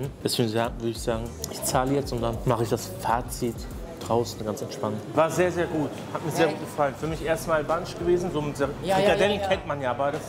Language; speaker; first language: German; native; German